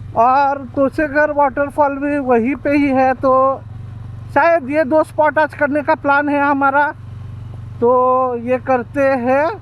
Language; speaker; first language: Hindi; non-native, local second language; Marathi